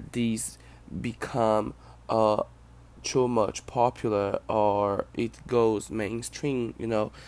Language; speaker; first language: English; non-native, fluent; Portuguese